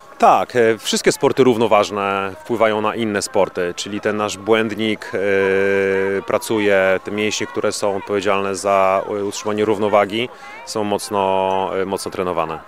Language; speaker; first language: Polish; native; Polish